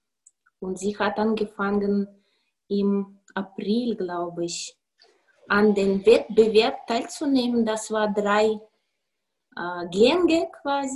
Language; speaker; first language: German; non-native, fluent; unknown